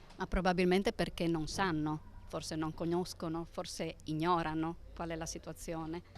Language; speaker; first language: Italian; native; Italian